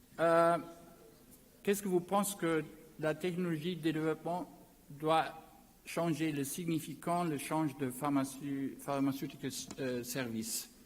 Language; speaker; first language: French; non-native, learner; German